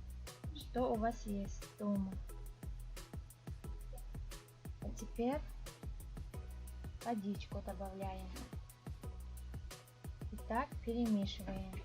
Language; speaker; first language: Russian; non-native, fluent; Tajik